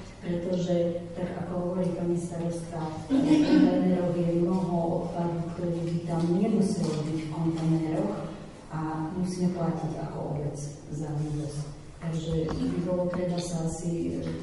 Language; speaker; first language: Slovak; native; Slovak